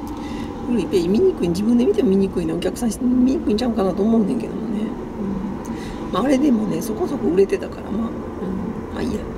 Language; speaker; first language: Japanese; native; Japanese